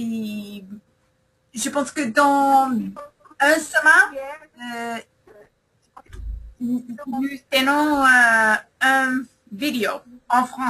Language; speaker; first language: French; non-native, learner; English